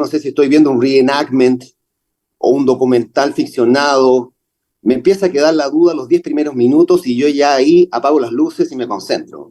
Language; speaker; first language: Spanish; native; Spanish